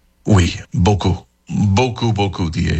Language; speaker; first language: French; non-native, fluent; English